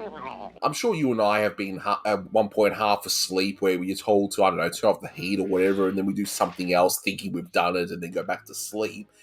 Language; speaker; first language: English; native; English